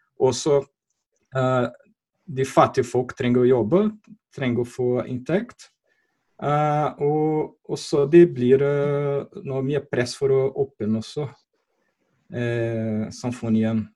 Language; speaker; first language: Norwegian; non-native, fluent; Portuguese